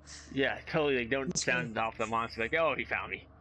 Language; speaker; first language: English; native; English